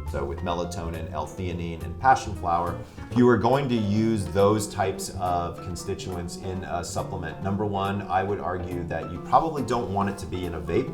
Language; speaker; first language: English; native; English